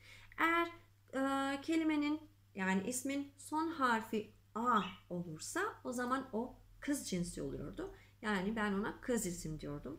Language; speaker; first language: Turkish; non-native, fluent; Macedonian